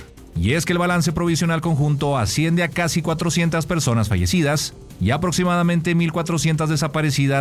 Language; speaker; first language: Spanish; native; Spanish